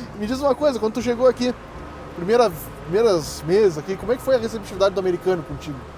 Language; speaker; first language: Portuguese; native; Portuguese